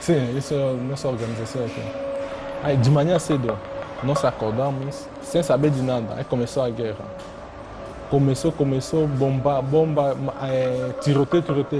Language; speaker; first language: Portuguese; non-native, fluent; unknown